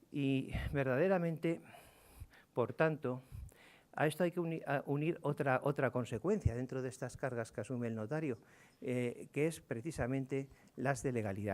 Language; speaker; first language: Spanish; native; Spanish